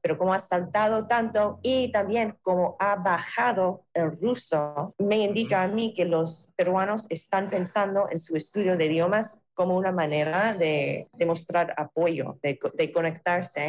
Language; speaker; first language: Spanish; non-native, fluent; English